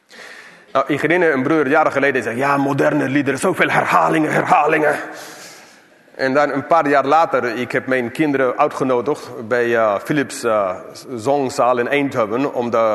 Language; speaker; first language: Dutch; non-native, fluent; English